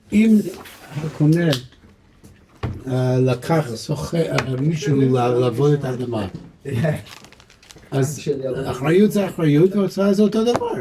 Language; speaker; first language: Hebrew; non-native, fluent; English